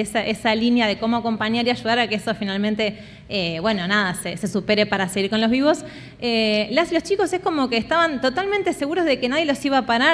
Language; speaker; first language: Spanish; native; Spanish